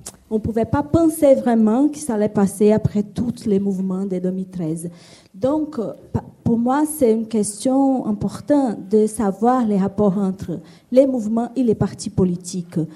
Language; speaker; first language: French; non-native, fluent; Portuguese